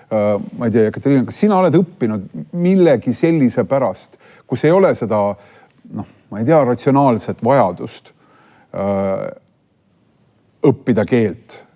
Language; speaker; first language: Estonian; native; Estonian